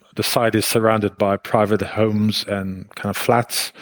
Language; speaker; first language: English; non-native, fluent; Hebrew